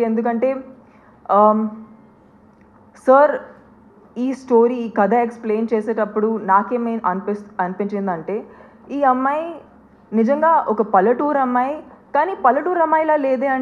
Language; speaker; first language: Telugu; non-native, fluent; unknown